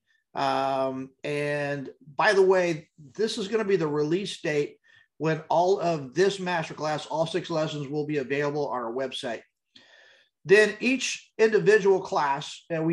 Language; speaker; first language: English; native; English